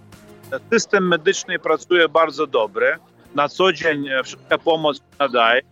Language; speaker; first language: Polish; non-native, fluent; Ukrainian